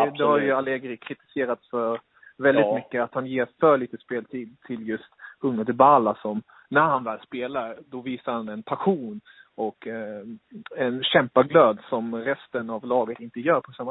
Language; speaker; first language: Swedish; native; Swedish